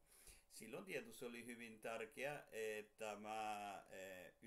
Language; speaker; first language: Finnish; non-native, fluent; Spanish